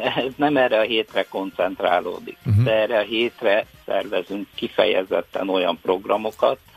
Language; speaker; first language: Hungarian; early bilingual, other home language; Russian